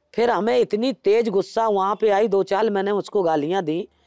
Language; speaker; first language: Hindi; native; Hindi